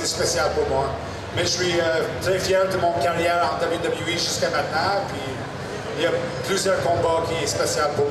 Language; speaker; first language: French; non-native, local second language; English